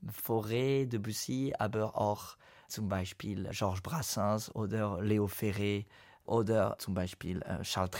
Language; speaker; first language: German; non-native, fluent; French